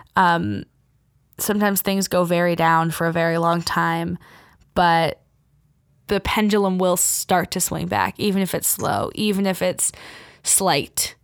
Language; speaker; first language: English; native; English